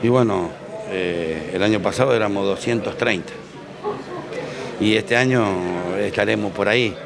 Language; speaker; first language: Spanish; native; Spanish